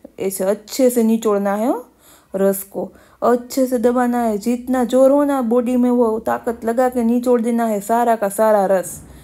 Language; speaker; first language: Hindi; non-native, local second language; Gujarati